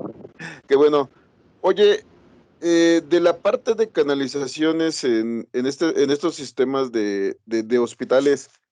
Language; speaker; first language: Spanish; native; Spanish